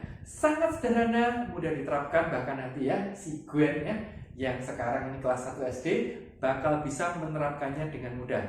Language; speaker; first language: Indonesian; native; Indonesian